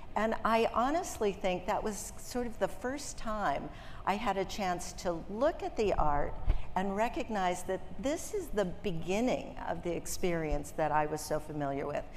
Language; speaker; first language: English; native; English